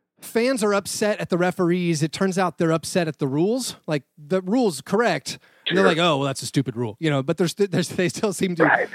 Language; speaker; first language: English; native; English